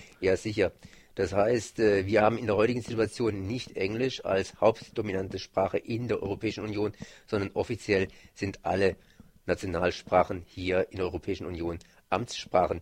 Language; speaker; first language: German; native; German